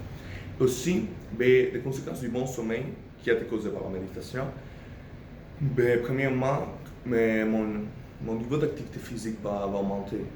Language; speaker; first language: French; non-native, fluent; Spanish